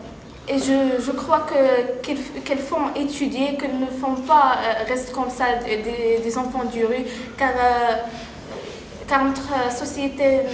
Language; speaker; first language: French; non-native, learner; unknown